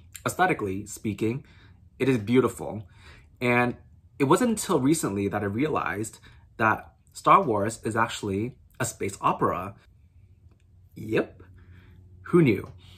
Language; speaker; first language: English; early bilingual, other home language; Vietnamese